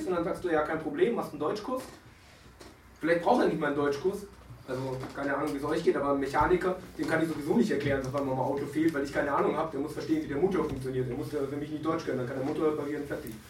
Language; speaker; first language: German; native; German